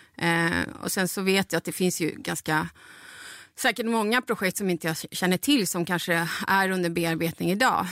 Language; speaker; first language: Swedish; non-native, fluent; Spanish